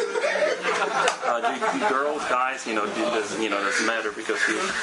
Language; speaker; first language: English; non-native, fluent; Russian